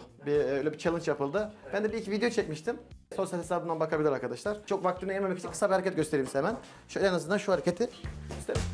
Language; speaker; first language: Turkish; native; Turkish